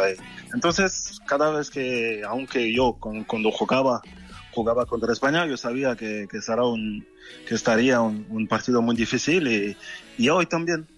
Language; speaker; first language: Spanish; non-native, fluent; French